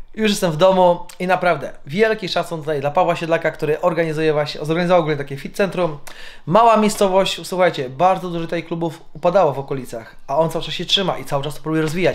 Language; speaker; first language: Polish; native; Polish